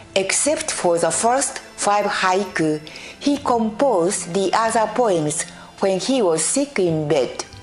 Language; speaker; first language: English; non-native, fluent; Japanese